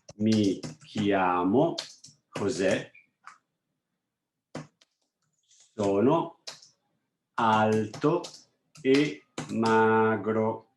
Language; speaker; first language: Italian; non-native, fluent; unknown